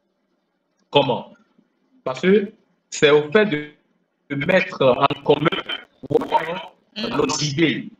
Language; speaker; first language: French; non-native, fluent; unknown